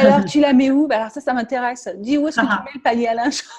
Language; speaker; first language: French; native; French